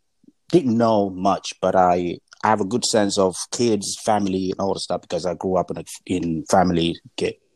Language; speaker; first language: English; non-native, local second language; Swahili